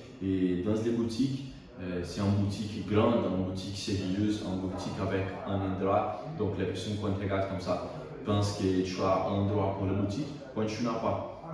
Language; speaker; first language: French; non-native, learner; Portuguese